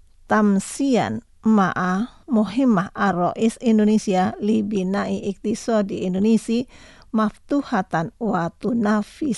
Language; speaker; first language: Arabic; non-native, fluent; Indonesian